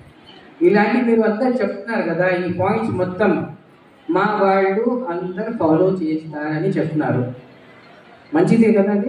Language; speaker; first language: Telugu; non-native, local second language; Urdu